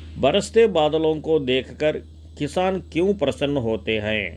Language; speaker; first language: Hindi; non-native, local second language; Telugu